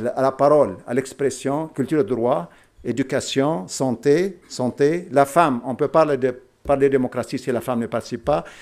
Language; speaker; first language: French; non-native, local second language; Arabic